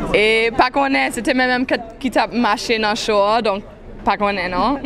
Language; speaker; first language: French; native; French